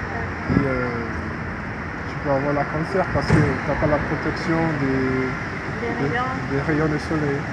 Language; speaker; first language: French; non-native, fluent; English